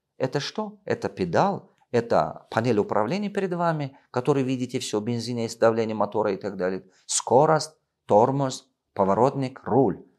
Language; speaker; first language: Russian; non-native, local second language; Tajik